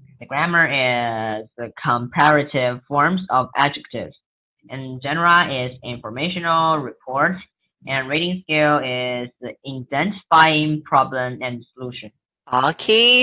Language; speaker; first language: English; non-native, learner; Chinese